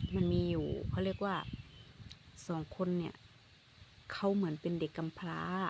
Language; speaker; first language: Thai; non-native, local second language; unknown